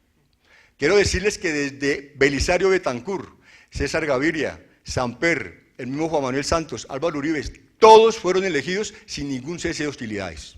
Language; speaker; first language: Spanish; native; Spanish